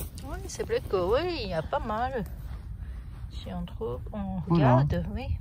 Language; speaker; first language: French; non-native, fluent; Japanese